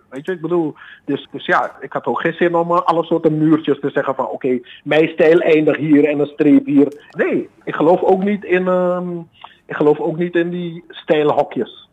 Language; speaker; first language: Dutch; native; Dutch